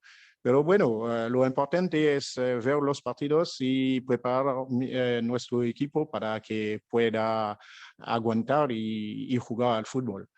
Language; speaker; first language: Spanish; non-native, fluent; French